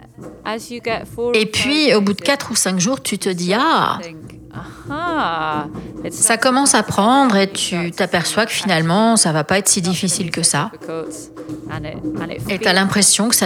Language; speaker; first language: French; non-native, fluent; English